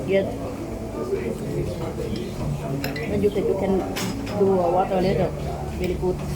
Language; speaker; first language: English; non-native, learner; Thai